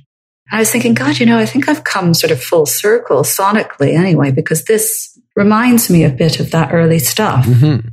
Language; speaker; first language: English; native; English